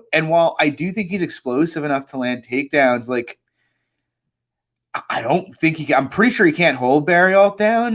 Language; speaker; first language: English; native; English